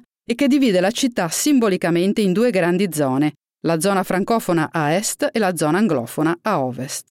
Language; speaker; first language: Italian; native; Italian